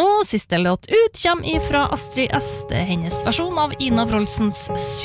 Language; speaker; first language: Norwegian; native; Norwegian